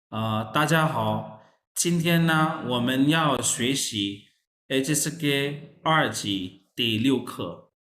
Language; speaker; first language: Chinese; non-native, fluent; Urdu